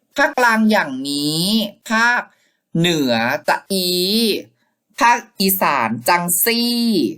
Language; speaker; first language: Thai; native; Thai